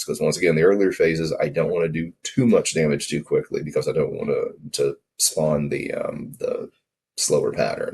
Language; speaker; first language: English; native; English